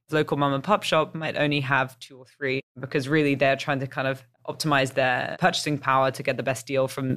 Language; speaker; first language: English; native; English